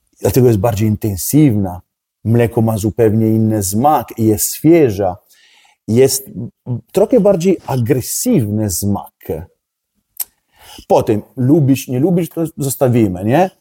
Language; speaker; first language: Polish; non-native, learner; Italian